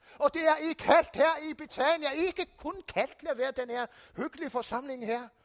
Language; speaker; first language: Danish; non-native, local second language; Faroese